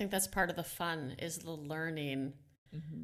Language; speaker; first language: English; non-native, fluent; Dutch